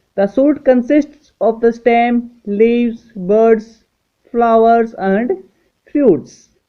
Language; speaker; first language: Hindi; native; Hindi